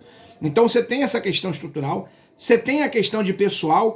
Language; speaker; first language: Portuguese; native; Portuguese